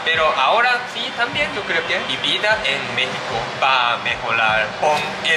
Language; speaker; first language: Spanish; non-native, learner; Japanese